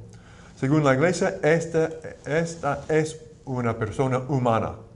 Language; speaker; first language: Spanish; non-native, fluent; English